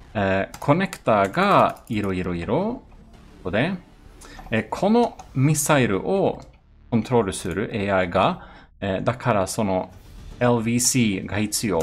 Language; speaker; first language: Japanese; non-native, learner; Swedish